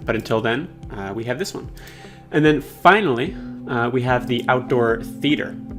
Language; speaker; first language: English; native; English